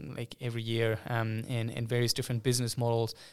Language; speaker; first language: English; non-native, fluent; German